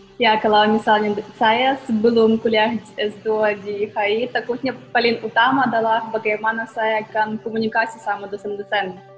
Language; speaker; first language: Indonesian; non-native, fluent; Ukrainian